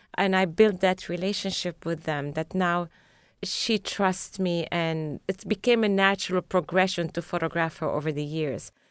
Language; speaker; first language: English; non-native, fluent; Arabic